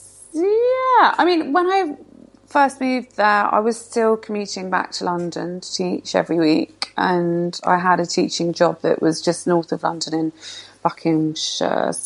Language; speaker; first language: English; native; English